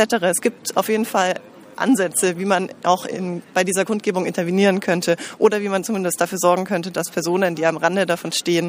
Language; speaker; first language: German; native; German